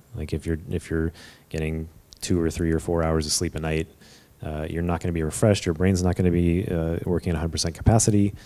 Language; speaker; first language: English; native; English